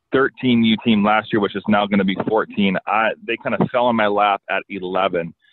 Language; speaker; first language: English; native; English